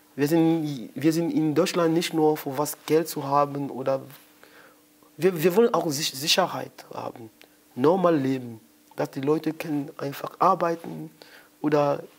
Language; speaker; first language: German; non-native, learner; French